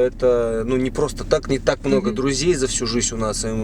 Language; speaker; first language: Russian; native; Russian